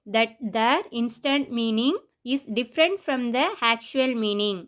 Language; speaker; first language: English; non-native, local second language; Tamil